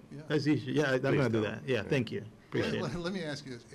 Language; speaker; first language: English; non-native, fluent; Spanish